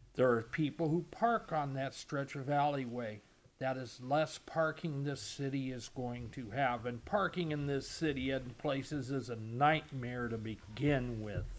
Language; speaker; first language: English; native; English